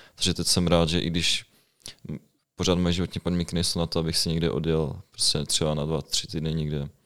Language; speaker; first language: Czech; native; Czech